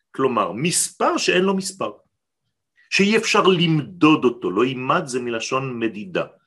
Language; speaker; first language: Hebrew; non-native, fluent; French